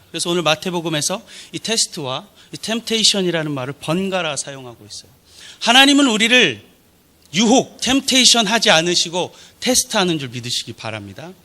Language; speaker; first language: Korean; native; Korean